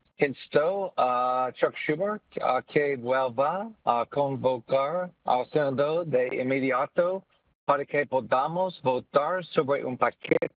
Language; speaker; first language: Spanish; non-native, learner; English